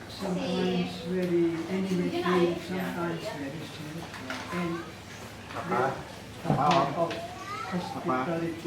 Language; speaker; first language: English; non-native, learner; Indonesian